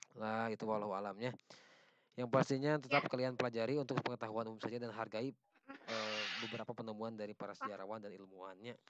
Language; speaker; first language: Indonesian; non-native, local second language; Sundanese